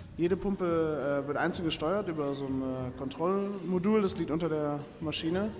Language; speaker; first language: German; native; German